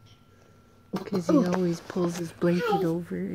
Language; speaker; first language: English; native; English